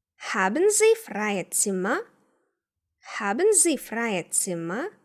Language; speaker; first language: German; non-native, fluent; Ukrainian